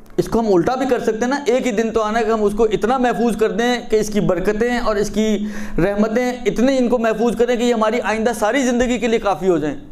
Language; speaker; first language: Urdu; native; Urdu